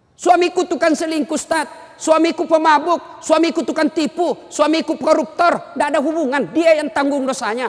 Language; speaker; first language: Indonesian; native; Indonesian